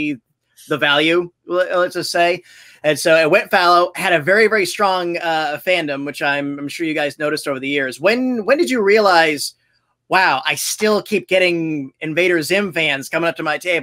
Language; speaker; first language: English; native; English